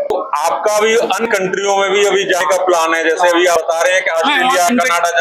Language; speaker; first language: Hindi; native; Hindi